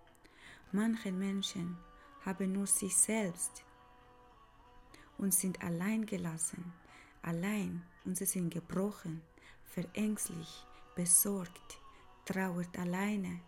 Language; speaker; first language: German; non-native, fluent; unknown